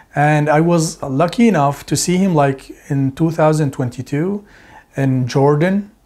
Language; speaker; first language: English; non-native, fluent; Arabic